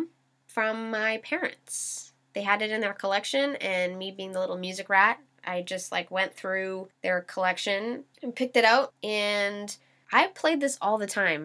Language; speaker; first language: English; native; English